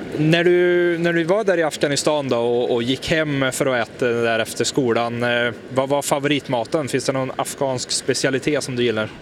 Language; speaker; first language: Swedish; native; Swedish